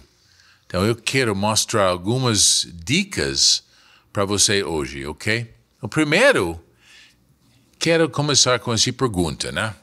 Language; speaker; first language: Portuguese; non-native, fluent; English